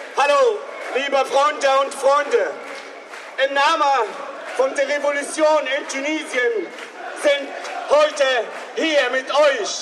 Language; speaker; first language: German; non-native, learner; Arabic